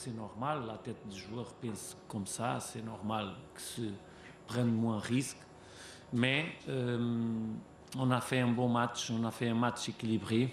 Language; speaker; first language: French; non-native, learner; Portuguese